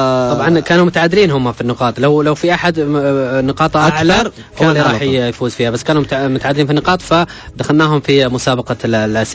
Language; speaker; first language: Arabic; native; Arabic